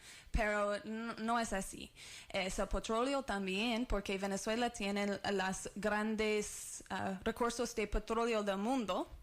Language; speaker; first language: Spanish; non-native, learner; English